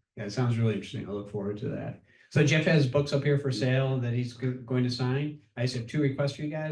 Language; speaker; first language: English; native; English